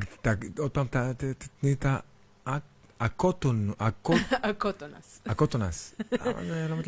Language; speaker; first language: Hebrew; native; Hebrew